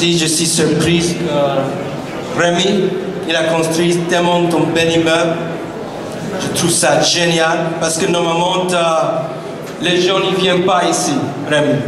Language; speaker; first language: French; non-native, fluent; English